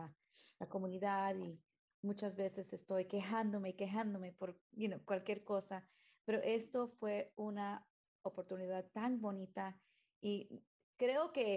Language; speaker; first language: Spanish; early bilingual, heritage; Spanish